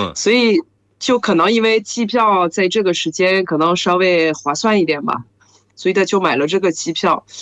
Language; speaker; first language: Chinese; non-native, fluent; French